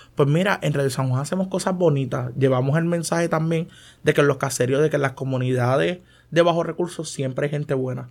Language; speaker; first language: Spanish; native; Spanish